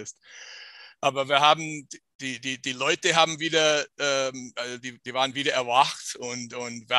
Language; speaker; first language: German; non-native, fluent; English